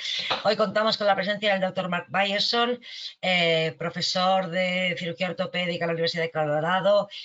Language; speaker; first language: Spanish; native; Spanish